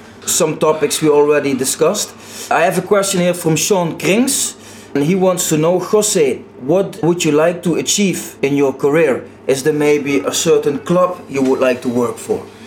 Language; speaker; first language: English; non-native, fluent; Dutch